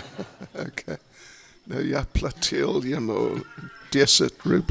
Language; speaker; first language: Russian; non-native, learner; English